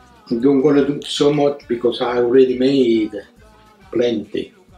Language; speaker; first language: English; non-native, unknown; Italian